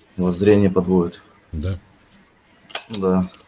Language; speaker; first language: Russian; native; Russian